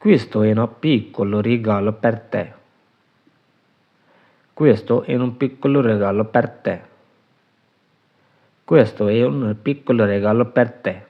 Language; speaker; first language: Italian; non-native, learner; Urdu